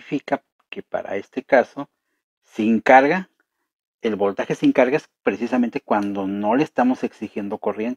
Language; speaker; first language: Spanish; native; Spanish